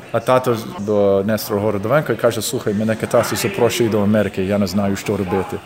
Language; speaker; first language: Ukrainian; early bilingual, heritage; Ukrainian